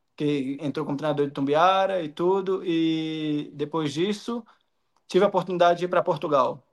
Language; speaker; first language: Portuguese; native; Portuguese